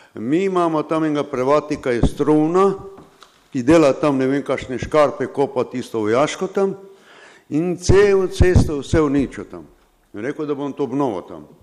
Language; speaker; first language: Slovenian; non-native, local second language; Romany